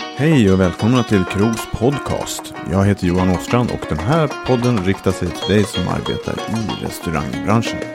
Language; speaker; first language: Swedish; native; Swedish